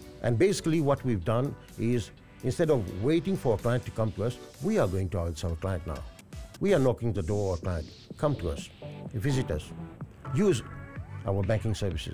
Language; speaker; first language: English; non-native, local second language; Morisyen